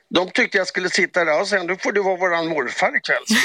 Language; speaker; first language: Swedish; native; Swedish